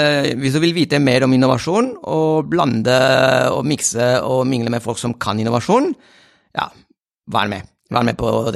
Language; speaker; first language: Norwegian; non-native, fluent; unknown